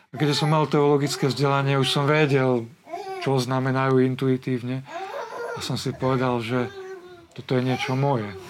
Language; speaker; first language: Slovak; native; Slovak